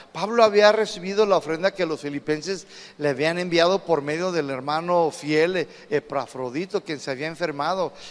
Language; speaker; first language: Spanish; early bilingual, heritage; Spanish